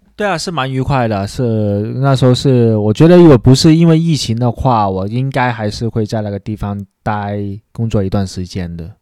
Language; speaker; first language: Chinese; non-native, local second language; Cantonese